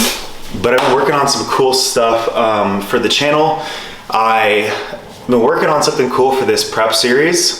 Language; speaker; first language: English; native; English